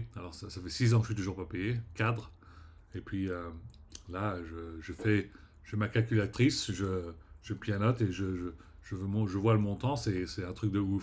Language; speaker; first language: French; early bilingual, heritage; French